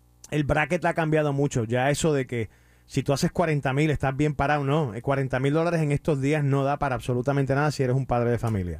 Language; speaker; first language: Spanish; native; Spanish